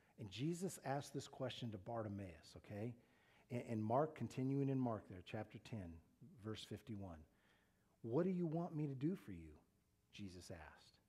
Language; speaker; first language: English; native; English